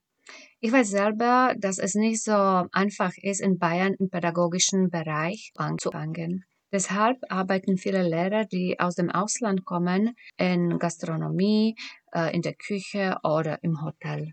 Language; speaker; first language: German; non-native, fluent; Slovak